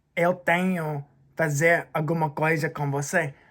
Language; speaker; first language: Portuguese; non-native, learner; English